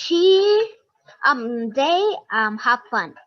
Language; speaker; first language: English; non-native, learner; Spanish